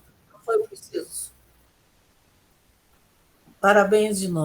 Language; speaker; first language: Portuguese; early bilingual, other home language; German